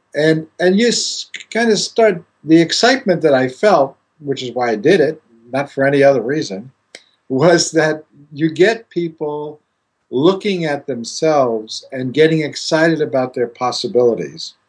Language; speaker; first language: English; non-native, fluent; Greek